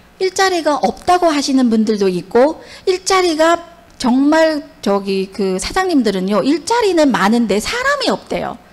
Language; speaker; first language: Korean; native; Korean